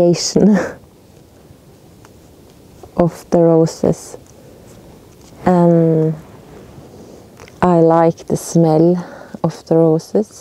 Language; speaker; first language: English; non-native, learner; Norwegian